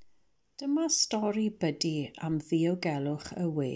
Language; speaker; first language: Welsh; non-native, local second language; English